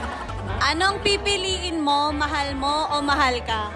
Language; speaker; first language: Filipino; native; Filipino